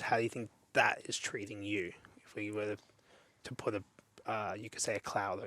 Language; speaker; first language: English; native; English